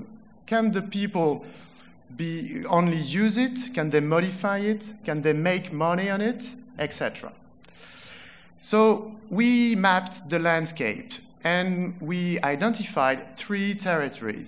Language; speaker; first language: English; non-native, fluent; French